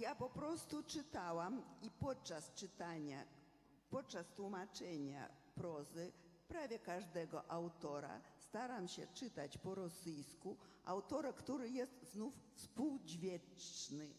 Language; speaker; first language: Polish; non-native, fluent; Russian